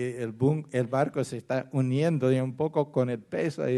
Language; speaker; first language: Spanish; non-native, fluent; English